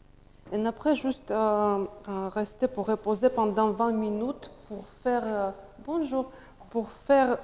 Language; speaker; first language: French; non-native, learner; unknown